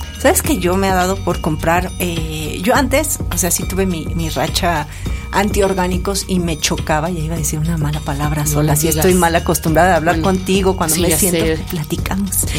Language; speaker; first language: Spanish; native; Spanish